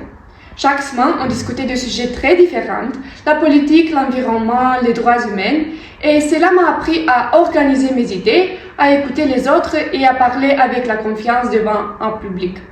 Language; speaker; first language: French; non-native, learner; Romanian